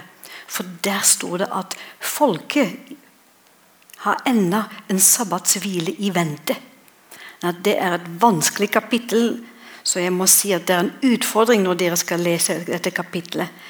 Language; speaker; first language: Norwegian; non-native, fluent; English